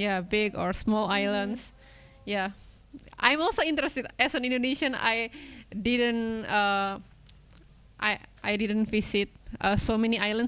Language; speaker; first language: English; non-native, local second language; Indonesian